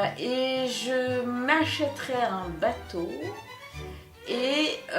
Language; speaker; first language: French; native; French